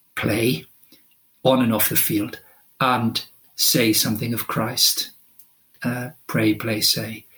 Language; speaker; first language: English; non-native, local second language; Welsh